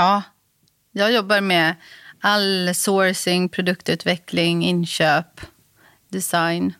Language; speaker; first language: Swedish; native; Swedish